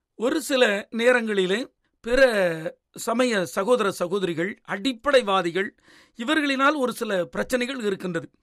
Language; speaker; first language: Tamil; native; Tamil